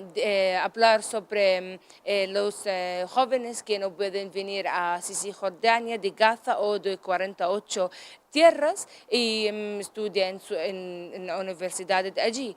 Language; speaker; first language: Spanish; non-native, learner; Arabic